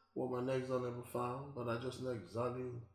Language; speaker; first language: English; non-native, local second language; Igbo